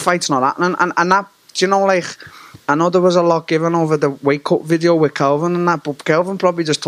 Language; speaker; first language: English; native; English